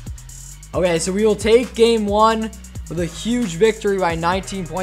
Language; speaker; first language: English; native; English